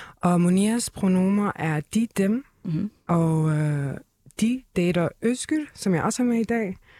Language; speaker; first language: Danish; early bilingual, other home language; Kurdish